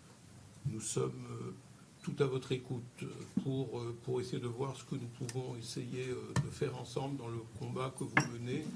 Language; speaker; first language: French; native; French